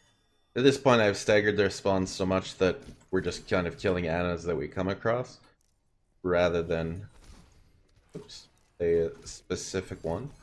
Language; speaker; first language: English; native; English